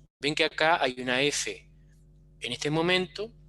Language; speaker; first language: Spanish; native; Spanish